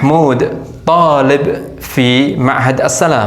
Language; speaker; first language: Arabic; non-native, fluent; Indonesian